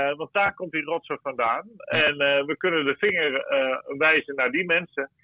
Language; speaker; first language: Dutch; native; Dutch